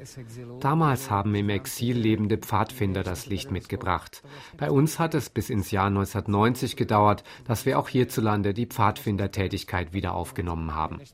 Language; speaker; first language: German; native; German